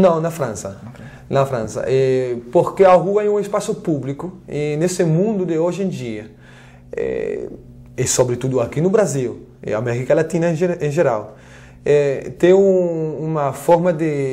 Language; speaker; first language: Portuguese; non-native, fluent; French